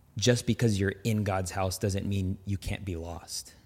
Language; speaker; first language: English; native; English